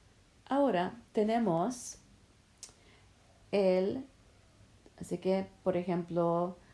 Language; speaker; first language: Spanish; non-native, fluent; English